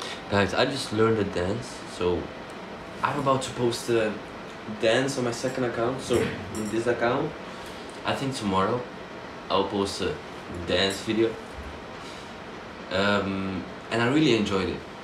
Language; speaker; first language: English; non-native, fluent; Slovak